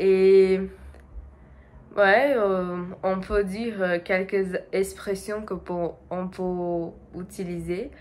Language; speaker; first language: French; non-native, learner; Portuguese